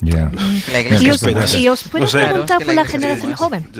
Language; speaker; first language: Spanish; non-native, fluent; English